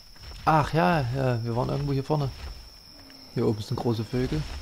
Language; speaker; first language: German; native; German